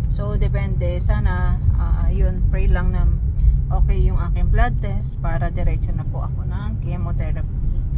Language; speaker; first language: Filipino; native; Filipino